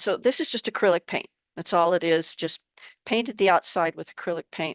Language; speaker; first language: English; native; English